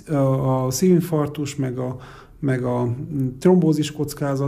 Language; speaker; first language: Hungarian; native; Hungarian